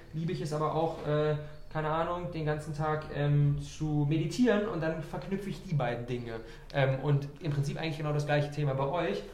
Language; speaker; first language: German; native; German